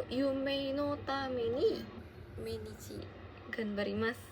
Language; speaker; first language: Japanese; non-native, learner; Indonesian